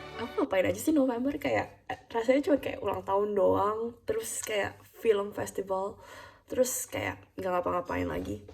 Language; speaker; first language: Indonesian; native; Indonesian